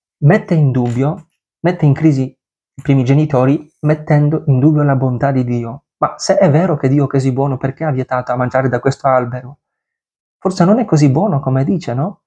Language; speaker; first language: Italian; non-native, fluent; Polish